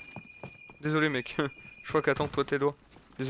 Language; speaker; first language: French; native; French